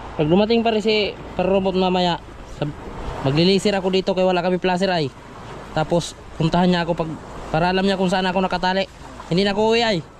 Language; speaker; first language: Filipino; native; Filipino